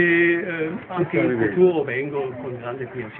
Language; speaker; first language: Italian; non-native, fluent; German